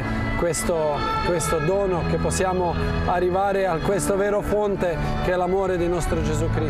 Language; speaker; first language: Italian; non-native, fluent; Croatian